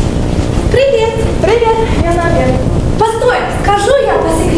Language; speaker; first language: Russian; non-native, learner; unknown